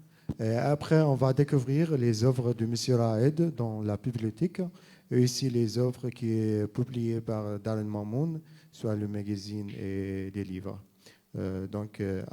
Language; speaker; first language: French; non-native, fluent; Arabic